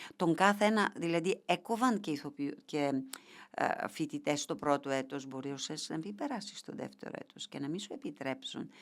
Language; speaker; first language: Greek; non-native, fluent; Bulgarian